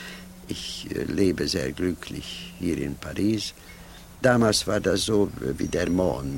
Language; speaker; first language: German; non-native, fluent; Hungarian